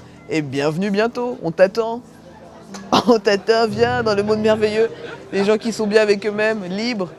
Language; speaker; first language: French; native; French